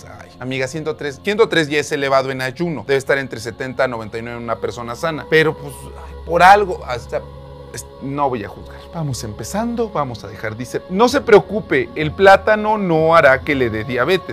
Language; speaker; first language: Spanish; native; Spanish